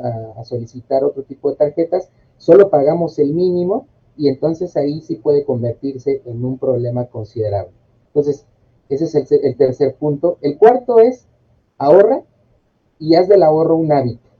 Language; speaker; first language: Spanish; native; Spanish